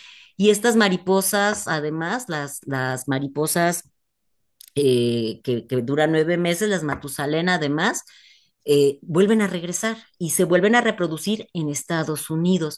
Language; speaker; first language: Spanish; native; Spanish